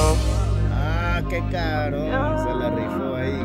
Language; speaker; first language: Spanish; native; Spanish